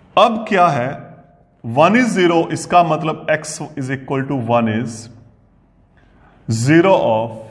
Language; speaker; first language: Hindi; non-native, local second language; Punjabi